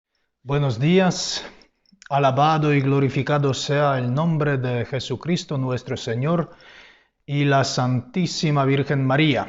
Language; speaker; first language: Spanish; non-native, fluent; Polish